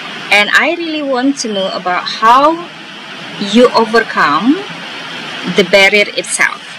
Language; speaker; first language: English; non-native, fluent; Indonesian